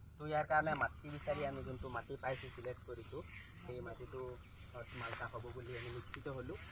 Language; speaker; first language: Assamese; non-native, local second language; Bangla